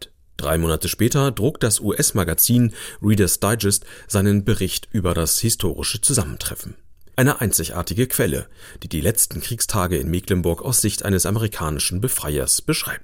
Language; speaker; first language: German; native; German